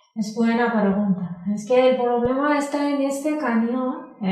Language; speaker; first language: Spanish; non-native, learner; Persian